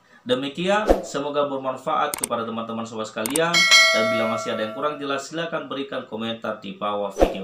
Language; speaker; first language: Indonesian; native; Indonesian